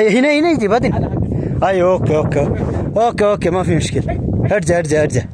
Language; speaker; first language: Arabic; non-native, learner; Bangla